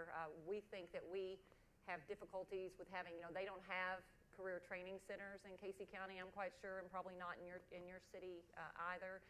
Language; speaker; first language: English; native; English